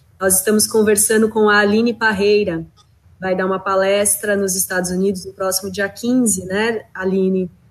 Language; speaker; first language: Portuguese; native; Portuguese